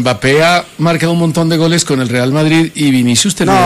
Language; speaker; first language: Spanish; native; Spanish